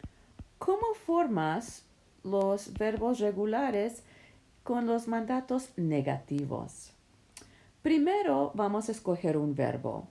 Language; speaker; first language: Spanish; non-native, fluent; English